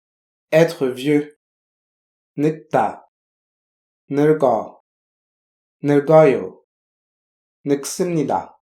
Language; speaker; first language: Korean; non-native, fluent; French